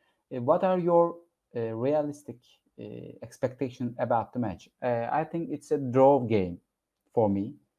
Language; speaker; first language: English; non-native, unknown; Turkish